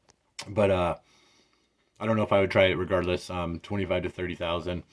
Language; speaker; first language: English; native; English